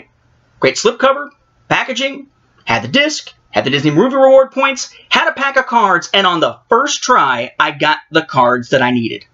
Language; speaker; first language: English; native; English